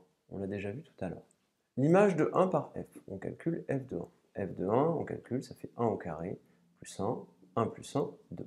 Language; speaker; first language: French; native; French